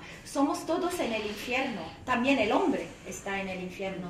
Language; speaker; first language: Spanish; non-native, fluent; Arabic